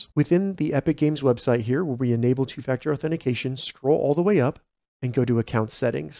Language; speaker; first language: English; native; English